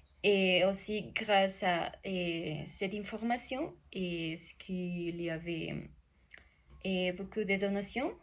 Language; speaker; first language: French; non-native, learner; Spanish